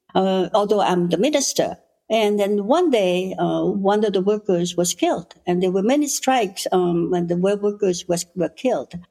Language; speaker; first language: English; non-native, fluent; Khmer